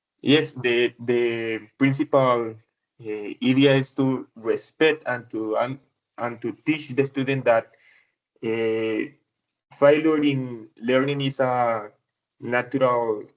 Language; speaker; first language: English; non-native, learner; Spanish